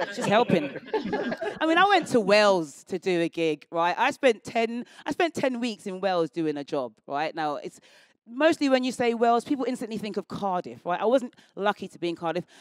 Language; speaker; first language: English; native; English